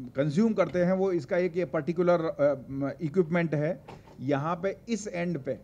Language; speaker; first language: Hindi; native; Hindi